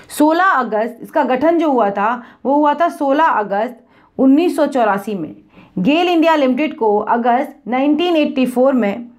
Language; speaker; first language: Hindi; native; Hindi